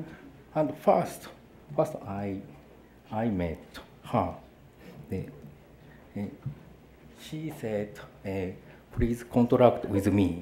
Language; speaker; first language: English; non-native, learner; Japanese